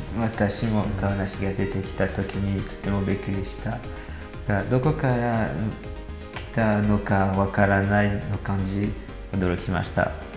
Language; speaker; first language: Japanese; non-native, learner; French